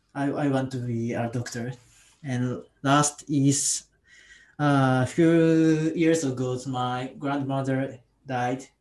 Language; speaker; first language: English; non-native, learner; Japanese